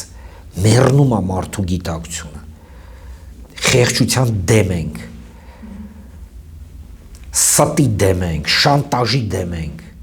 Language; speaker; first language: Armenian; native; Armenian